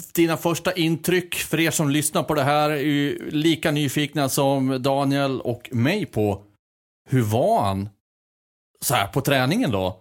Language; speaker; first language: Swedish; native; Swedish